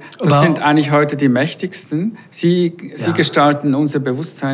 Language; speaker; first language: German; native; German